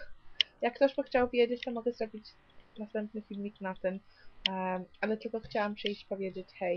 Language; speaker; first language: Polish; early bilingual, heritage; Polish